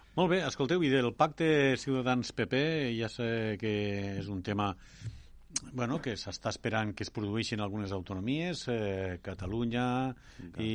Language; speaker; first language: Catalan; native; Catalan